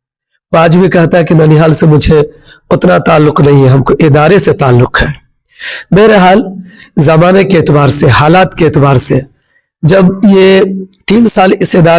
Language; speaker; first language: Urdu; native; Urdu